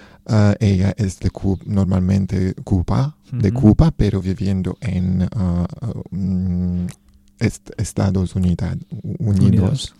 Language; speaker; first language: Spanish; non-native, learner; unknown